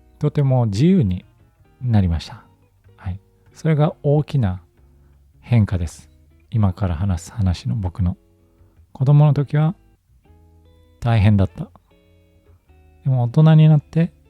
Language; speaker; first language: Japanese; native; Japanese